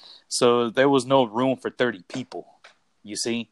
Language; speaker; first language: English; early bilingual, other home language; Spanish